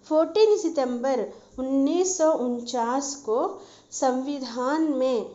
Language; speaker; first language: Hindi; non-native, local second language; Telugu